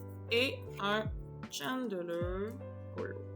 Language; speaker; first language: French; native; French